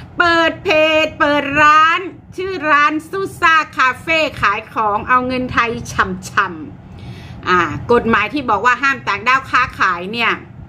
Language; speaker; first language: Thai; native; Thai